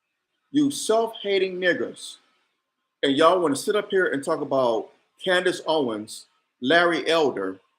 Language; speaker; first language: English; native; English